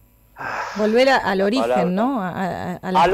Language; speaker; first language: Spanish; native; Spanish